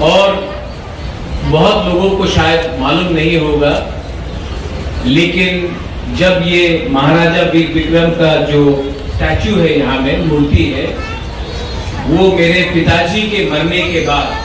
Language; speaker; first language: Hindi; non-native, local second language; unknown